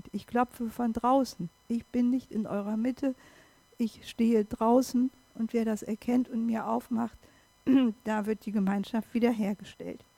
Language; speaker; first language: German; native; German